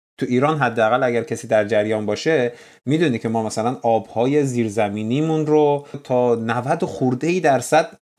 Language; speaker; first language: Persian; native; Persian